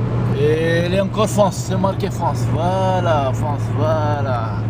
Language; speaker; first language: French; non-native, fluent; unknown